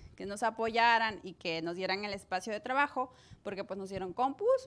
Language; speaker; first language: Spanish; native; Spanish